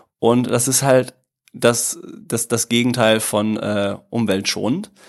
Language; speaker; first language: German; early bilingual, other home language; Italian